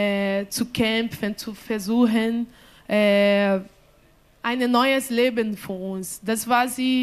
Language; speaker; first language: German; non-native, learner; Portuguese